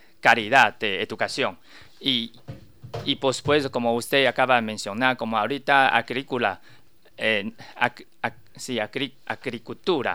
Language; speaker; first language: Spanish; non-native, learner; Chinese